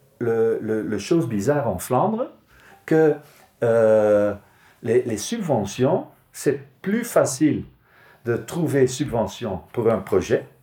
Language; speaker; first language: French; non-native, local second language; Dutch